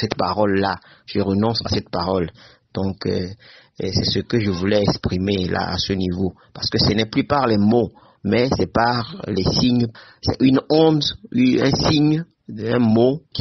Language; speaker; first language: French; non-native, local second language; Ewe